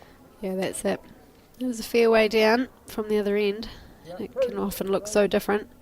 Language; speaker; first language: English; native; English